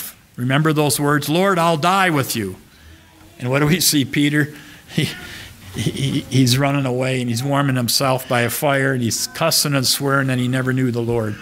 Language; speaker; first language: English; native; English